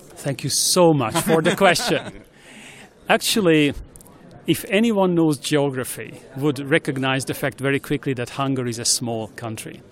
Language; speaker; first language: English; non-native, fluent; Hungarian